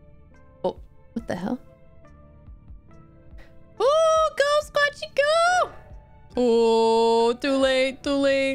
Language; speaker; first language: English; native; English